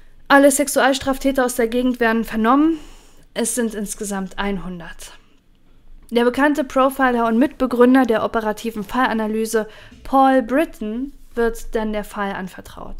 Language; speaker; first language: German; native; German